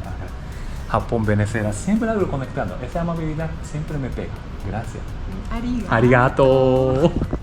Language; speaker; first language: Spanish; non-native, learner; Japanese